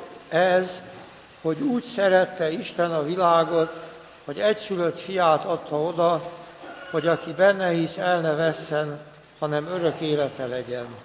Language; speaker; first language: Hungarian; native; Hungarian